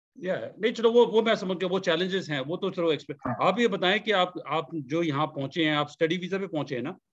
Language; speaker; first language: Hindi; non-native, local second language; Punjabi